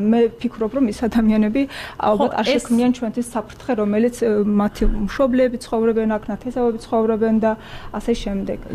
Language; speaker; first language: Georgian; non-native, local second language; Azerbaijani